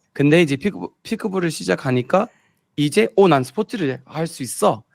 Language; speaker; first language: Korean; non-native, fluent; English